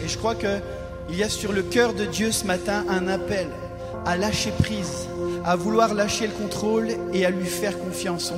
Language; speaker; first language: French; native; French